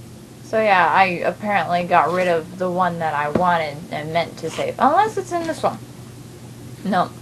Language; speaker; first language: English; native; English